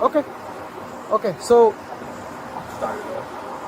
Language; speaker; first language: Spanish; non-native, learner; English